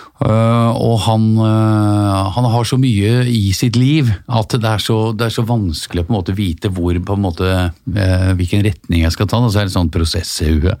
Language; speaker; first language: Norwegian; native; Norwegian